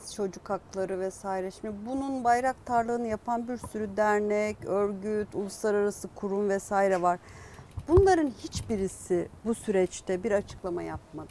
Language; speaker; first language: Turkish; non-native, local second language; Kurdish